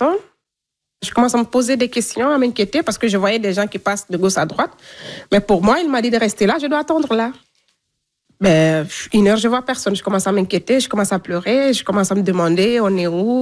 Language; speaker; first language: French; non-native, local second language; Fula